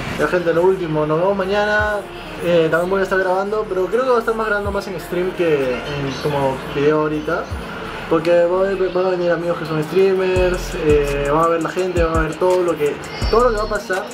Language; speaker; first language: Spanish; native; Spanish